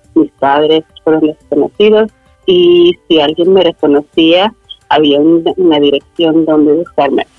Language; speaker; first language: Spanish; early bilingual, other home language; Swedish